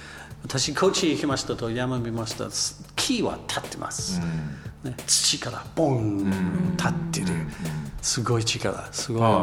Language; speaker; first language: Japanese; non-native, learner; English